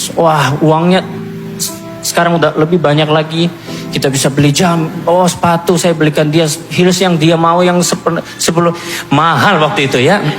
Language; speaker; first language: Indonesian; non-native, fluent; Korean